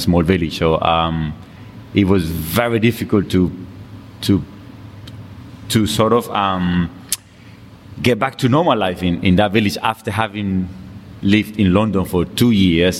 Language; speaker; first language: English; non-native, fluent; Spanish